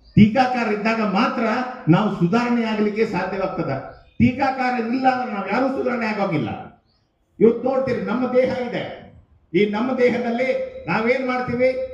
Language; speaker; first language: Kannada; non-native, local second language; Lambadi